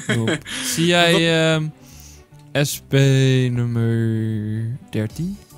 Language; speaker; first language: Dutch; native; Dutch